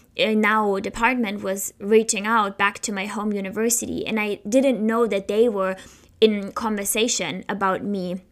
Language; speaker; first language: English; non-native, fluent; German